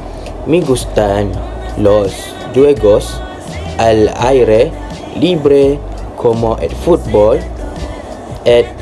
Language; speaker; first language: Spanish; non-native, learner; Malay